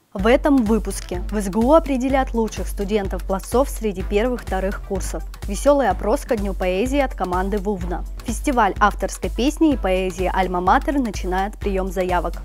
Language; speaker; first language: Russian; native; Russian